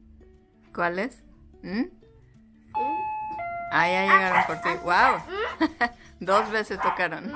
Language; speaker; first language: Spanish; native; Spanish